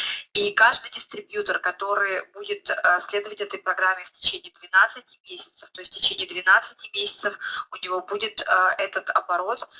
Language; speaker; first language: Russian; native; Russian